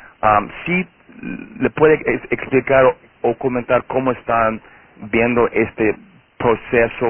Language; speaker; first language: Spanish; non-native, fluent; Portuguese